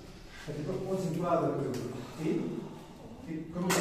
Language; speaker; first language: Russian; non-native, learner; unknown